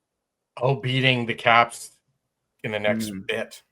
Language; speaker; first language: English; native; English